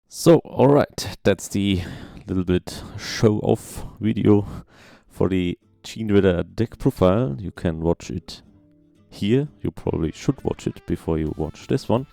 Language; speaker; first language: English; non-native, fluent; German